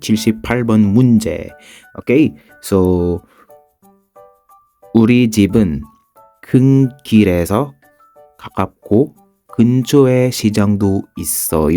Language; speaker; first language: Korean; non-native, fluent; Filipino